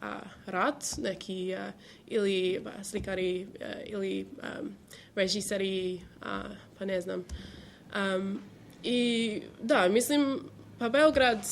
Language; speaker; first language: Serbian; non-native, learner; English